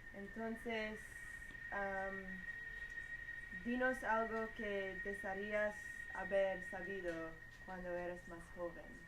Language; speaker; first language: Spanish; non-native, learner; English